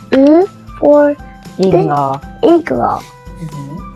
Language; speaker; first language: Turkish; early bilingual, heritage; Turkish